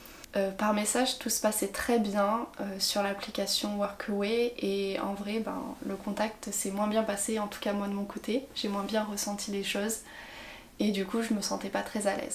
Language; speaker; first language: French; native; French